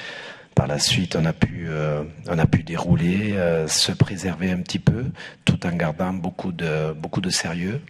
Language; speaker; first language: French; native; French